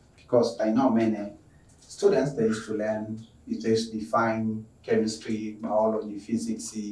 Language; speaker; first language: English; non-native, local second language; Swahili